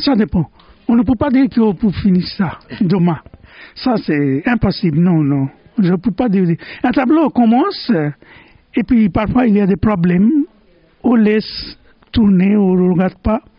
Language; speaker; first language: French; non-native, fluent; Bangla